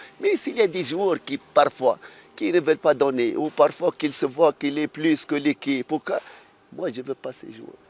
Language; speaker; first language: French; non-native, fluent; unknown